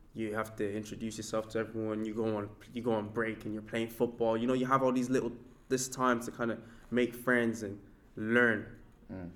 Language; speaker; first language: English; non-native, local second language; Yoruba